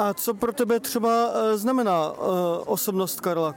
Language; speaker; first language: Czech; native; Czech